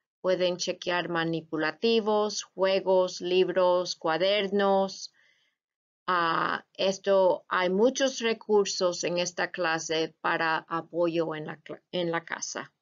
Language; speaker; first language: Spanish; non-native, fluent; English